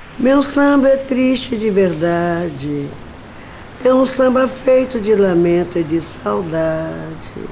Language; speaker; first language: Portuguese; native; Portuguese